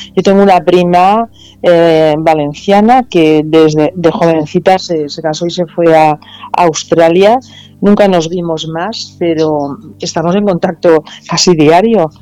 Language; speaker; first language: Spanish; native; Spanish